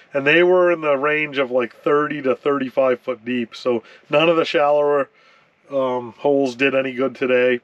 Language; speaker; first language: English; native; English